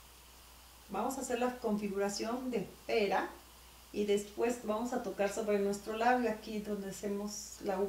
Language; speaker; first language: Spanish; native; Spanish